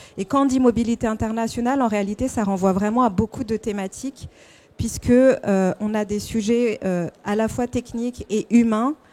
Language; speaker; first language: French; non-native, local second language; Malagasy